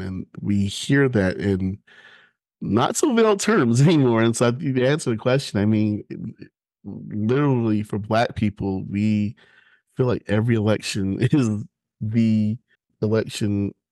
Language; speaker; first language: English; native; English